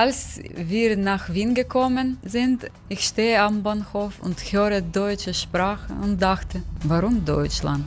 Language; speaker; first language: German; non-native, learner; Ukrainian